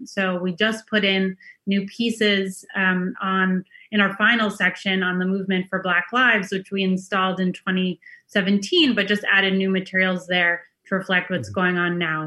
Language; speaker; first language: English; native; English